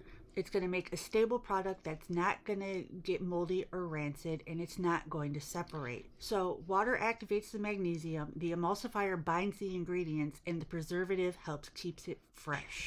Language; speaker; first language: English; native; English